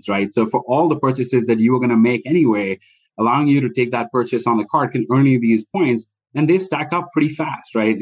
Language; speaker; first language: English; non-native, local second language; Hindi